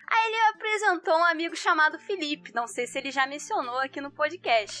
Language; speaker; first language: Portuguese; native; Portuguese